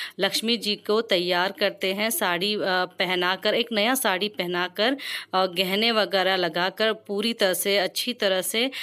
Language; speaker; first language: Hindi; non-native, local second language; Telugu